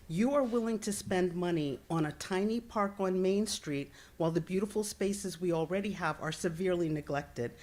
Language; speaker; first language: English; native; English